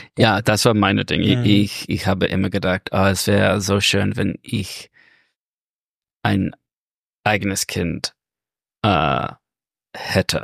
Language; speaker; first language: German; non-native, learner; English